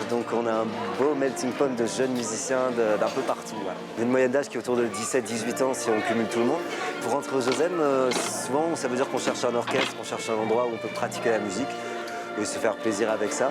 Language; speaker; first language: French; native; French